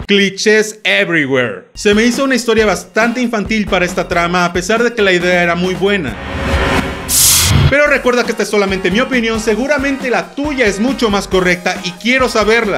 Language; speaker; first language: Spanish; native; Spanish